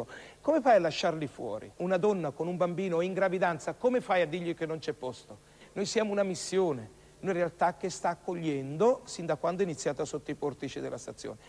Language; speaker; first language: Italian; native; Italian